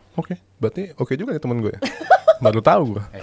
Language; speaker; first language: Indonesian; native; Indonesian